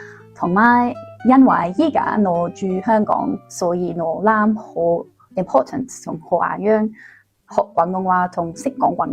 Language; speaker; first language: Cantonese; non-native, learner; Dutch